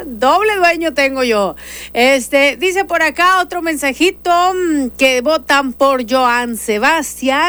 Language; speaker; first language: Spanish; native; Spanish